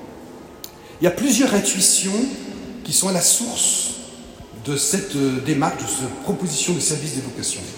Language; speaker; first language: French; native; French